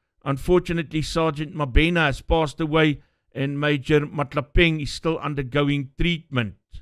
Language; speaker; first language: English; non-native, local second language; Afrikaans